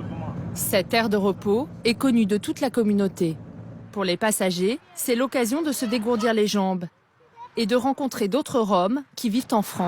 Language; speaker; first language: French; native; French